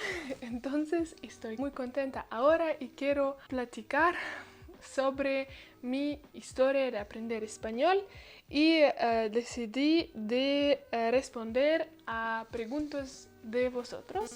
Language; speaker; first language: Spanish; non-native, learner; Russian